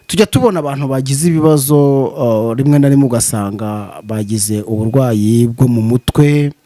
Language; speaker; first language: Kinyarwanda; native; Kinyarwanda